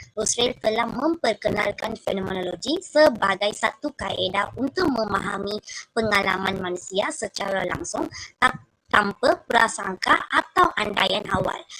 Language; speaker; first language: Malay; non-native, local second language; Tamil